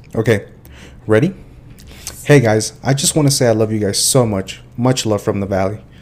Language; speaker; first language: English; early bilingual, other home language; Spanish